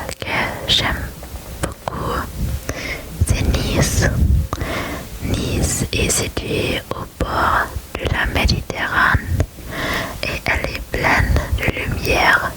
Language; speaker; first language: French; non-native, learner; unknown